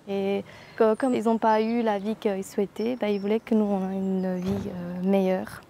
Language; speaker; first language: French; early bilingual, other home language; Tamil